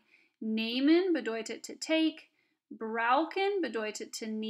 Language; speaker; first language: German; non-native, fluent; English